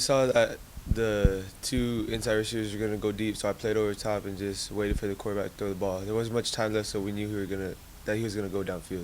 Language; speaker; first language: English; native; English